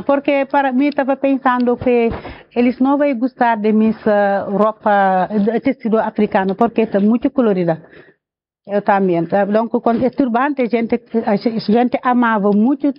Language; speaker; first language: Portuguese; non-native, learner; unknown